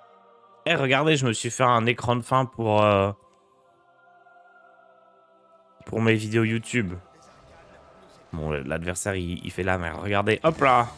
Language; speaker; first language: French; native; French